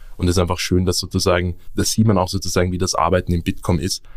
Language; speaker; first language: German; native; German